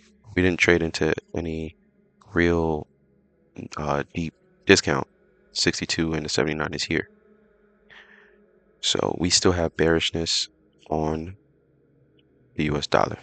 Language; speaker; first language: English; native; English